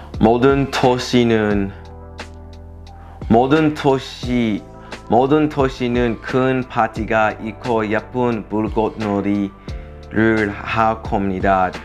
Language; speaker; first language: Korean; non-native, learner; English